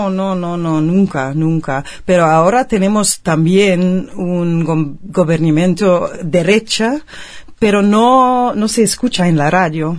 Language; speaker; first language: Spanish; non-native, fluent; Dutch